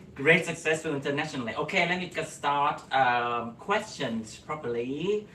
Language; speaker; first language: English; non-native, learner; Thai